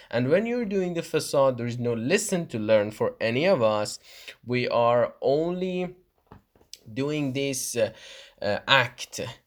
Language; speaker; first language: English; non-native, fluent; Persian